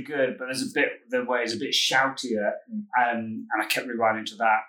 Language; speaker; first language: English; native; English